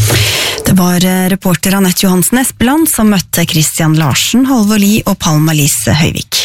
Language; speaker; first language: Norwegian; native; Norwegian